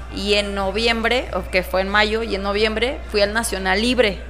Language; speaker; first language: Spanish; native; Spanish